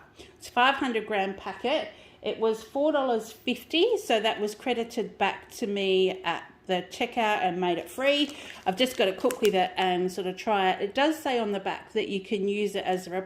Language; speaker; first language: English; native; English